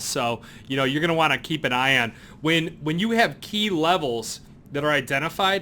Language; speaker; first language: English; native; English